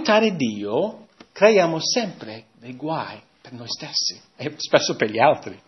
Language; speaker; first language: Italian; non-native, fluent; English